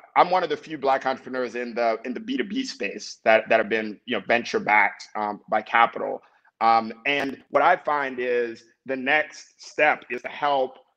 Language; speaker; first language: English; native; English